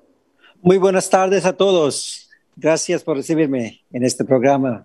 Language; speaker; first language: Spanish; non-native, fluent; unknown